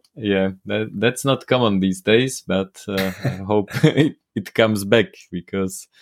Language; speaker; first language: English; non-native, fluent; Slovak